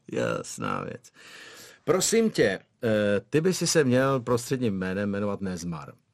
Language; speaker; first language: Czech; native; Czech